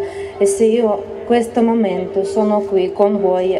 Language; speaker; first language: Italian; non-native, learner; Russian